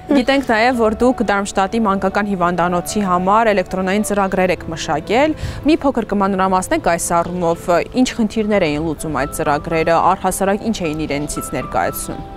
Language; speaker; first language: Armenian; native; Armenian